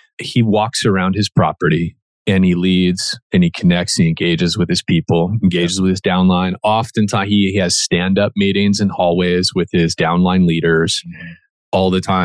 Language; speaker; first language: English; native; English